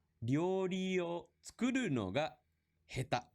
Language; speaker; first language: Japanese; non-native, fluent; English